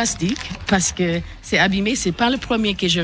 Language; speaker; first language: French; non-native, fluent; English